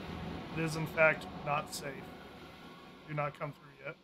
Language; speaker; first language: English; native; English